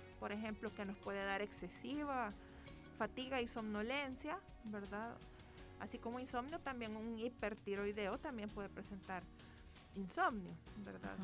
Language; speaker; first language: Spanish; native; Spanish